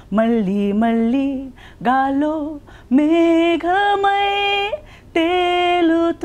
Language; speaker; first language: Telugu; non-native, local second language; Konkani